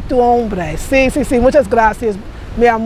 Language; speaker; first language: Spanish; non-native, learner; English